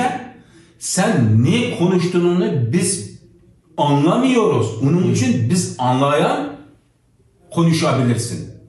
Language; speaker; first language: Turkish; non-native, learner; Uyghur